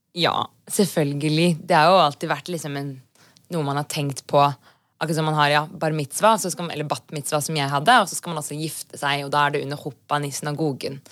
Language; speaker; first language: Norwegian; native; Norwegian